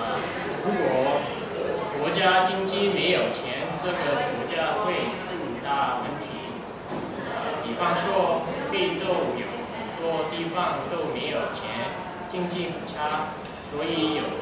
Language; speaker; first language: Chinese; non-native, learner; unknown